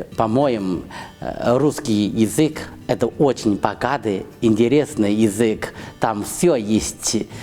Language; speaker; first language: Russian; non-native, fluent; Chinese